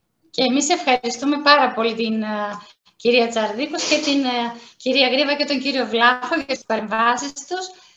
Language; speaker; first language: Greek; native; Greek